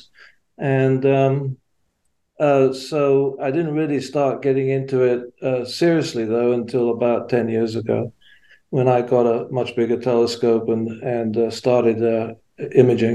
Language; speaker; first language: English; native; English